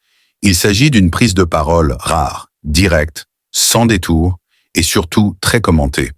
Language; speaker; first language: French; native; French